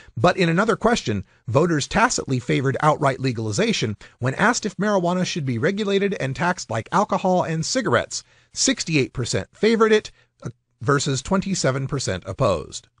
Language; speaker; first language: English; native; English